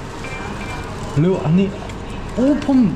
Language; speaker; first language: Thai; non-native, learner; Korean